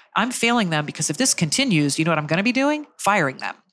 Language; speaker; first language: English; native; English